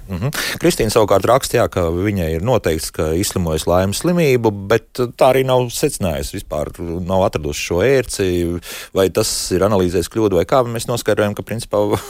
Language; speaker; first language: Latvian; native; Latvian